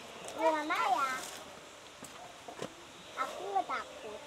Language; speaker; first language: Korean; early bilingual, heritage; Korean